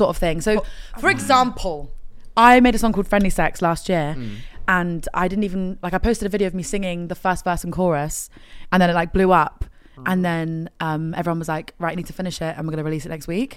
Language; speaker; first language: English; native; English